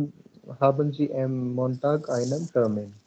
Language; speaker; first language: German; non-native, learner; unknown